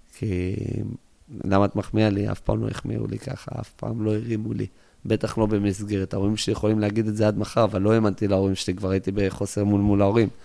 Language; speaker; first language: Hebrew; early bilingual, other home language; English